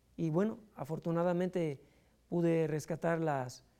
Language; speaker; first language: Spanish; native; Spanish